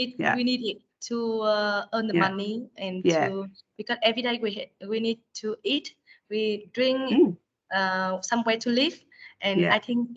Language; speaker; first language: English; non-native, learner; Vietnamese